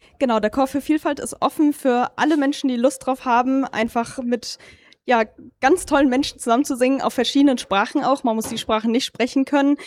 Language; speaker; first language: German; native; German